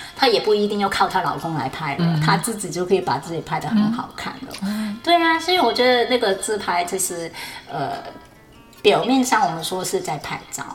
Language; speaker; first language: Chinese; non-native, fluent; Cantonese